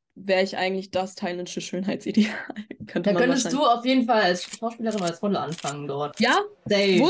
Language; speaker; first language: German; native; German